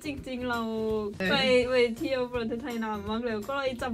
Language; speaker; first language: Thai; non-native, learner; Korean